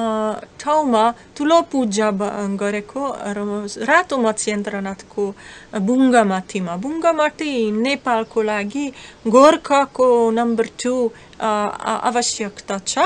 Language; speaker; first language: Nepali; non-native, fluent; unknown